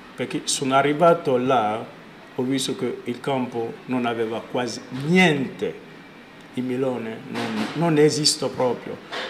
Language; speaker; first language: Italian; non-native, learner; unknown